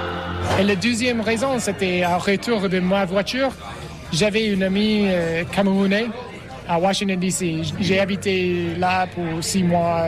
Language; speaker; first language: French; non-native, learner; English